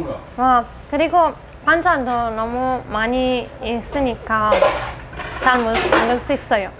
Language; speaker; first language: Korean; non-native, fluent; Italian